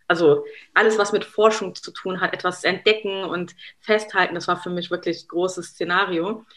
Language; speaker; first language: German; early bilingual, other home language; Arabic